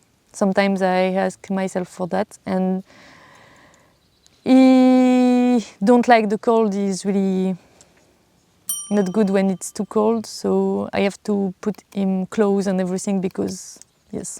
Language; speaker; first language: English; non-native, learner; French